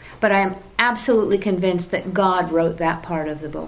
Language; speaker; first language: English; native; English